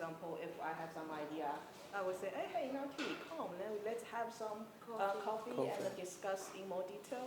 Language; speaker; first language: English; non-native, fluent; Chinese